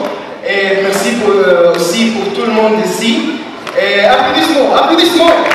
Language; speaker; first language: French; non-native, learner; Arabic